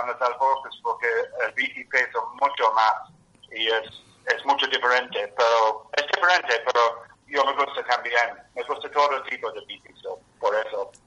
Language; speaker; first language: Spanish; non-native, learner; English